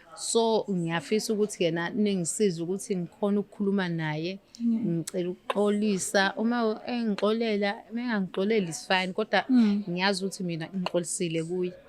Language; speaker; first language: Zulu; native; Zulu